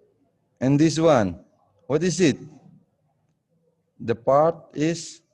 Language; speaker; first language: English; non-native, fluent; Indonesian